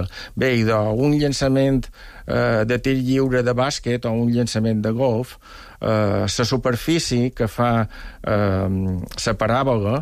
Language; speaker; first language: Catalan; native; Catalan